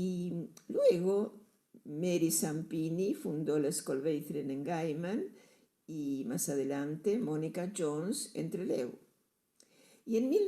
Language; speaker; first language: Spanish; native; Spanish